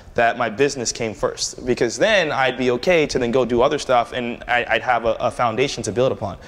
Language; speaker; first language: English; native; English